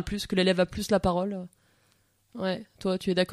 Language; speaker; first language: French; native; French